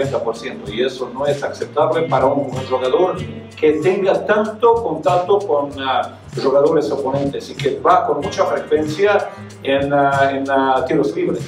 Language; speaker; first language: Spanish; non-native, fluent; Serbian